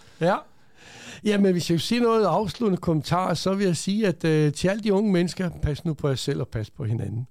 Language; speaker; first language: Danish; early bilingual, other home language; Croatian